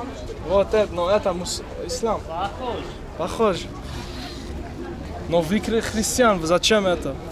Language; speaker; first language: Russian; non-native, learner; Arabic